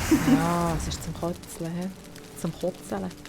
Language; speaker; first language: German; native; German